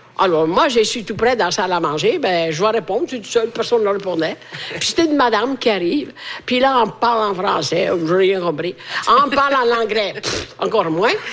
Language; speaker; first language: French; non-native, fluent; Italian